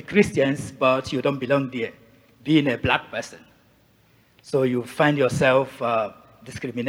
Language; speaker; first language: English; non-native, local second language; Igbo